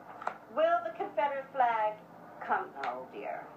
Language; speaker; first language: English; native; English